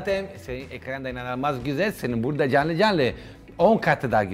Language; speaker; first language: Turkish; non-native, learner; Italian